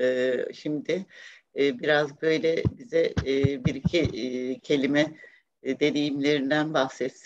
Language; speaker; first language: Turkish; native; Turkish